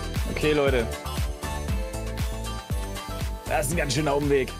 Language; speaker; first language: German; native; German